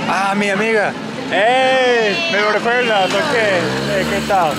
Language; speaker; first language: Spanish; non-native, learner; English